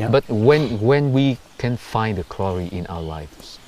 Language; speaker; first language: English; non-native, learner; Japanese